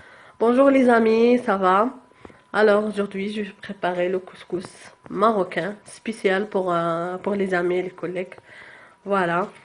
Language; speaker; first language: French; non-native, local second language; Arabic